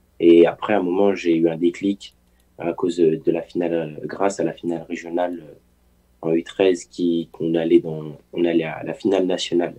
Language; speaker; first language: French; early bilingual, other home language; Haitian Creole